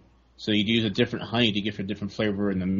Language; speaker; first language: English; native; English